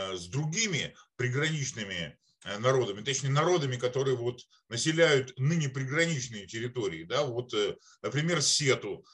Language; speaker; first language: Russian; native; Russian